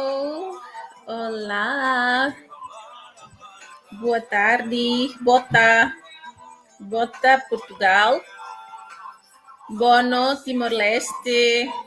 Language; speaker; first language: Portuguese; non-native, local second language; Tetum